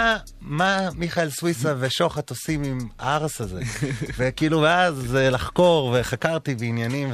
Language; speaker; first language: Hebrew; native; Hebrew